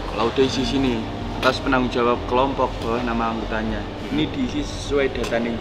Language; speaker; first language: Indonesian; non-native, local second language; Javanese